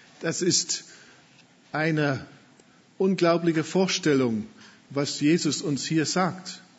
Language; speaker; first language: German; non-native, fluent; English